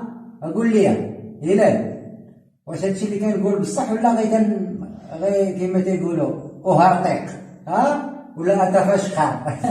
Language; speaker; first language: Arabic; native; Arabic